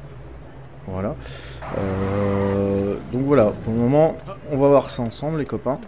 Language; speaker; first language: French; native; French